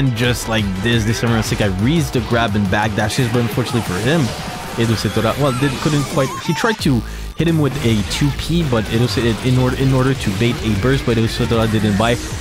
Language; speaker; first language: English; non-native, fluent; French